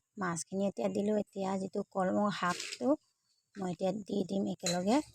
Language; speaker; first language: Assamese; non-native, local second language; Manipuri